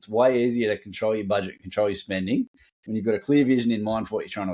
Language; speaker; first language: English; native; English